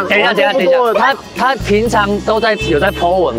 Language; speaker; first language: Chinese; native; Chinese